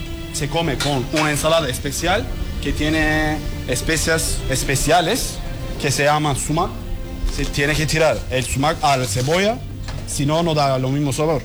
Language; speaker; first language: Spanish; non-native, learner; Turkish